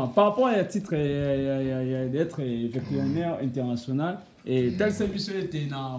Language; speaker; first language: French; non-native, local second language; Lingala